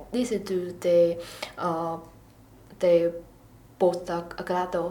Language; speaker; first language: Spanish; non-native, learner; Chinese